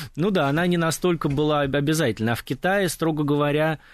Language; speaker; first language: Russian; native; Russian